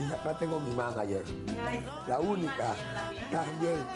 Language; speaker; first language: Spanish; native; Spanish